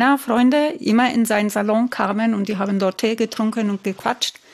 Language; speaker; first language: German; non-native, fluent; Italian